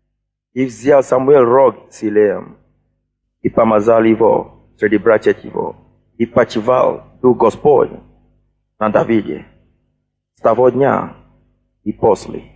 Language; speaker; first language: Russian; non-native, fluent; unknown